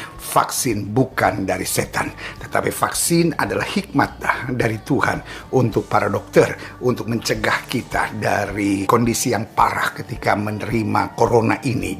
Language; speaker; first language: Indonesian; native; Indonesian